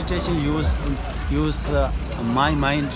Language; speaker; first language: English; non-native, learner; Tibetan